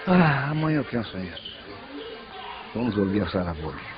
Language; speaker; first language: Portuguese; native; Portuguese